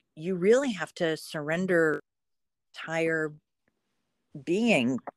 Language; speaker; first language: English; native; English